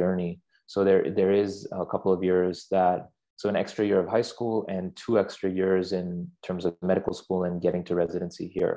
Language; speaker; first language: English; non-native, local second language; Urdu